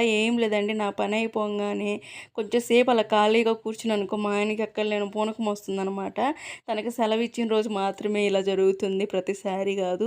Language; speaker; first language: Telugu; native; Telugu